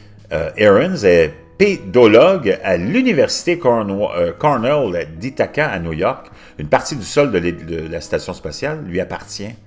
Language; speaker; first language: French; native; French